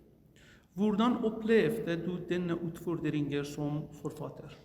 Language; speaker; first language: Norwegian; non-native, learner; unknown